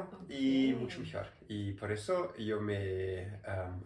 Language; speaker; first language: Spanish; non-native, learner; German